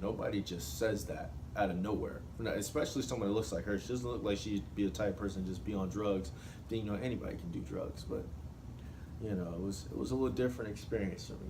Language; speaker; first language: English; native; English